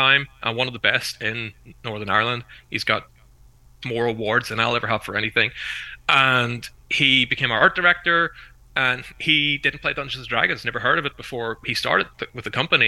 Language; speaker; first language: English; native; English